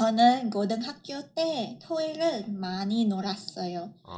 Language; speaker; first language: Korean; non-native, learner; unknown